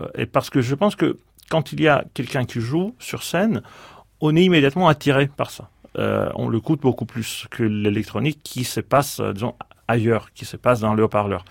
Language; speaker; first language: French; non-native, fluent; Greek